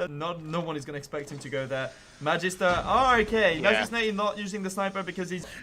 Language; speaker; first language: English; non-native, fluent; French